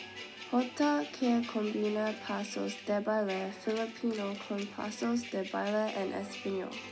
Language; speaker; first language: Spanish; non-native, learner; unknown